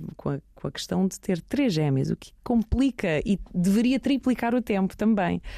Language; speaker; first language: Portuguese; early bilingual, heritage; Portuguese